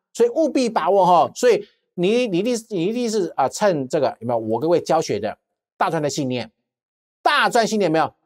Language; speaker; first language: Chinese; native; Chinese